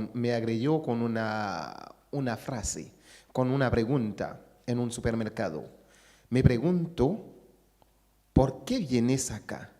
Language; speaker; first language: Spanish; non-native, fluent; Haitian Creole